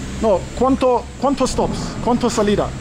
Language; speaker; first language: Spanish; non-native, learner; English